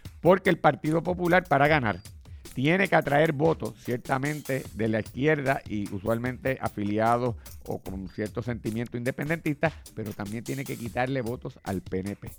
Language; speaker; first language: Spanish; native; Spanish